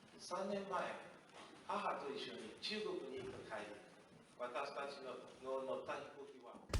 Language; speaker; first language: Japanese; non-native, learner; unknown